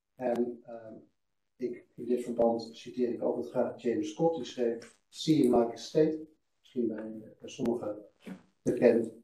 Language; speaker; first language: Dutch; non-native, fluent; English